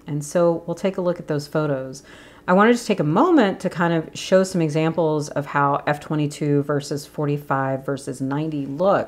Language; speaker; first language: English; native; English